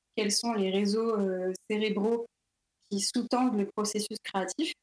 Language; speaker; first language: French; native; French